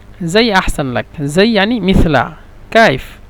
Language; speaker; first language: Egyptian Arabic; non-native, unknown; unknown